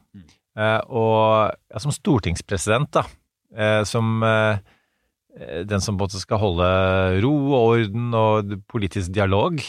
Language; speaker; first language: Norwegian; native; Norwegian